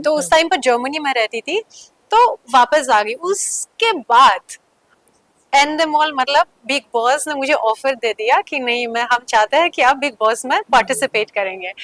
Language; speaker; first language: Hindi; non-native, fluent; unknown